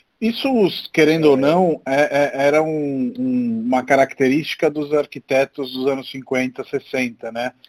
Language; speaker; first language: Portuguese; native; Portuguese